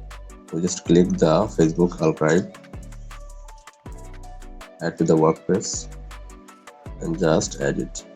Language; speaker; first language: English; non-native, local second language; Bangla